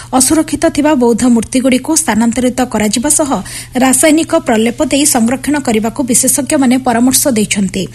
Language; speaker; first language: Odia; native; Odia